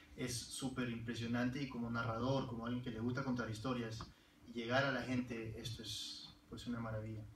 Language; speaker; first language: Spanish; early bilingual, heritage; Spanish